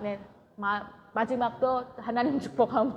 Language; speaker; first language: Korean; non-native, learner; Indonesian